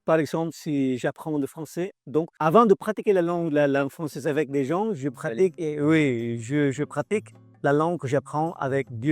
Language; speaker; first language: French; non-native, fluent; Filipino